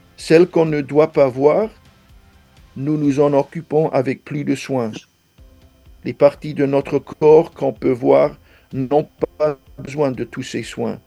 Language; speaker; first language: French; non-native, fluent; English